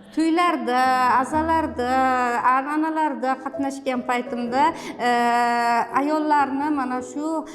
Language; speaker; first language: Uzbek; native; Uzbek